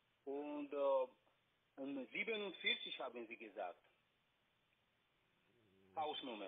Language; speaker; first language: German; non-native, fluent; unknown